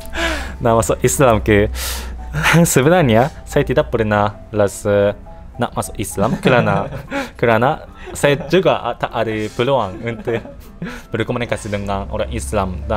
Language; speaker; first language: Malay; non-native, fluent; Japanese